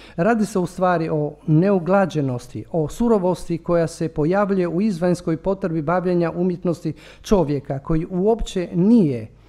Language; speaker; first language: Croatian; non-native, local second language; Italian